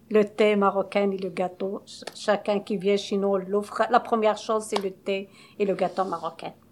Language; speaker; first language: French; non-native, local second language; Arabic